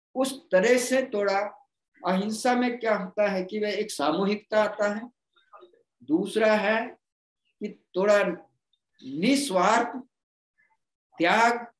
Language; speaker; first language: Hindi; non-native, local second language; Gondi